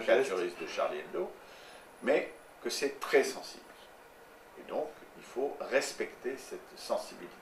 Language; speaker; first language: French; native; French